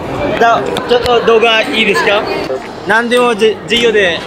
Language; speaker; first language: Japanese; non-native, learner; Filipino